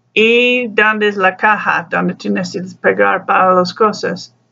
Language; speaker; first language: Spanish; non-native, learner; English